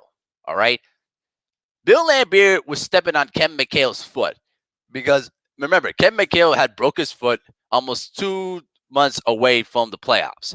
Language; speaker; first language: English; native; English